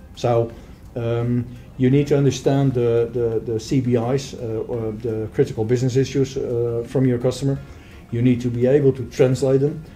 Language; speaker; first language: English; non-native, fluent; Dutch